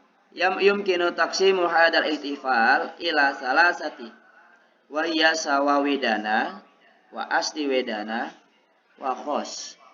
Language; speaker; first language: Arabic; non-native, learner; Indonesian